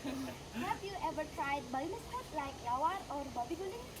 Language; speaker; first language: English; non-native, learner; Indonesian